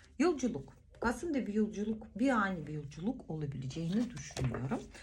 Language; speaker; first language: Turkish; non-native, fluent; Russian